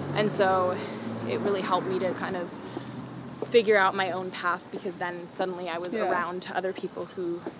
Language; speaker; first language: English; early bilingual, other home language; Spanish